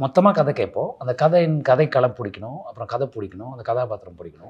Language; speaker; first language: Tamil; native; Tamil